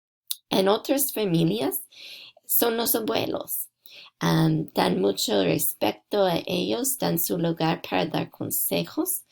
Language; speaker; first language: Spanish; non-native, fluent; English